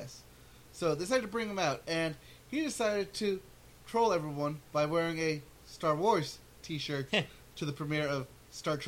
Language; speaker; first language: English; native; English